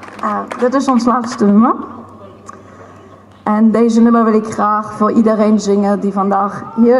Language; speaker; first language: Dutch; non-native, fluent; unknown